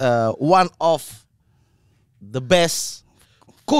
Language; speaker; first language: English; non-native, learner; Indonesian